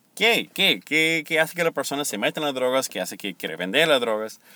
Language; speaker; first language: Spanish; non-native, fluent; English